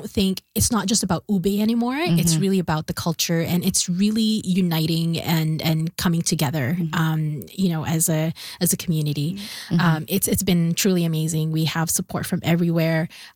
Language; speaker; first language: English; non-native, local second language; Bikol